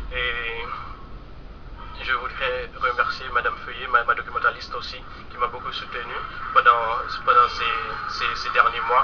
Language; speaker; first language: French; non-native, local second language; Haitian Creole